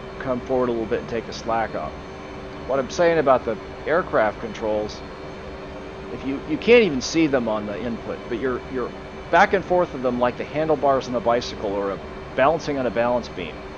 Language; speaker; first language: English; native; English